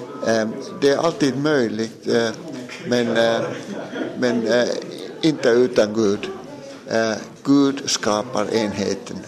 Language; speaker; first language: Swedish; non-native, local second language; Finnish